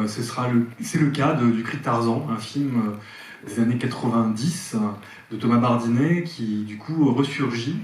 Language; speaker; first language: French; native; French